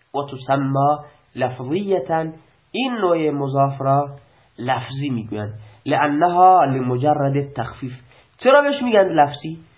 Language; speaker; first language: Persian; non-native, local second language; Baluchi